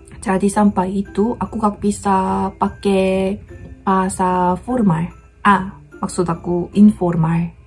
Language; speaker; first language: Indonesian; non-native, fluent; Korean